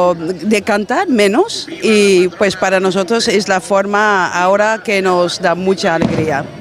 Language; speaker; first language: Spanish; non-native, fluent; Dutch